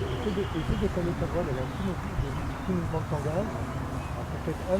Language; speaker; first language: French; native; French